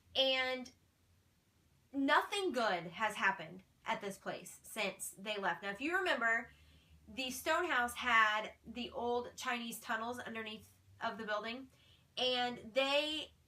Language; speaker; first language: English; native; English